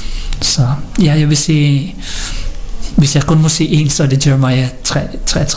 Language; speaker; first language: Danish; early bilingual, other home language; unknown